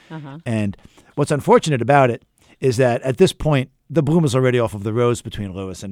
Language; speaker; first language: English; native; English